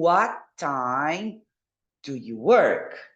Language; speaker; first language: English; non-native, fluent; Portuguese